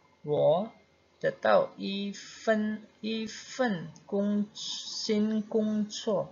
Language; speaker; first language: Chinese; non-native, fluent; Indonesian